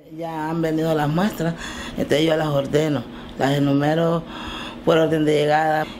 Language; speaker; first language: Spanish; early bilingual, other home language; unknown